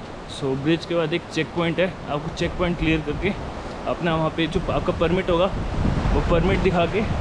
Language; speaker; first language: Hindi; native; Hindi